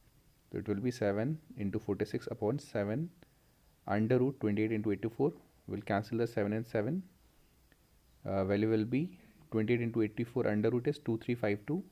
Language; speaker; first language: English; non-native, local second language; Hindi